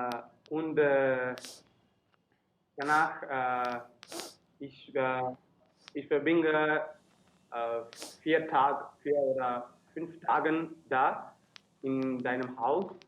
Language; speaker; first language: German; non-native, learner; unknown